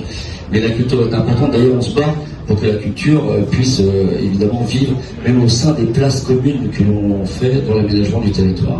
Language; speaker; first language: French; native; French